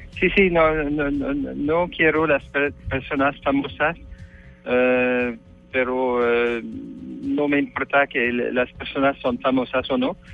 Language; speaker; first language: Spanish; non-native, learner; French